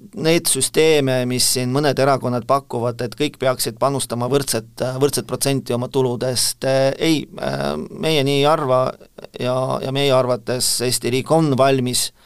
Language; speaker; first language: Estonian; non-native, local second language; Russian